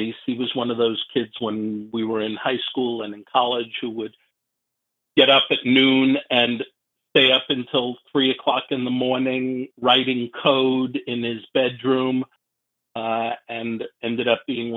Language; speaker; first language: English; native; English